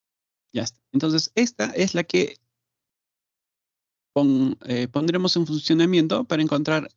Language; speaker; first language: Spanish; native; Spanish